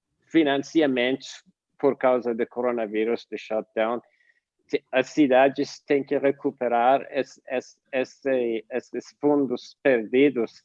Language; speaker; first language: Portuguese; non-native, fluent; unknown